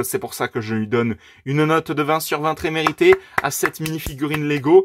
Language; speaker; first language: French; native; French